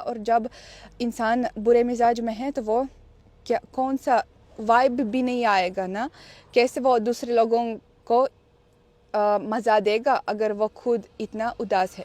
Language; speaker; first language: Hindi; non-native, fluent; Russian